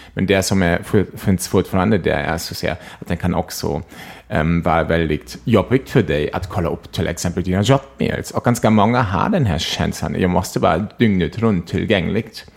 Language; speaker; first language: Swedish; non-native, fluent; German